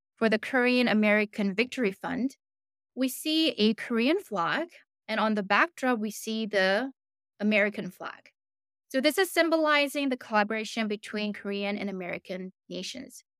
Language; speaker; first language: English; early bilingual, other home language; Korean